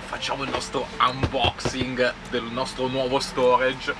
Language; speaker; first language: Italian; native; Italian